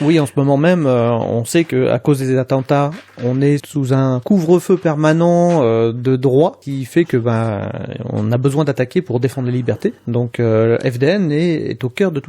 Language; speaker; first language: French; native; French